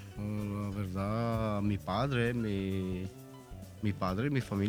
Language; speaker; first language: Spanish; non-native, learner; Italian